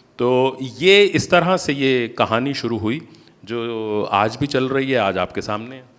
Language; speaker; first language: Hindi; native; Hindi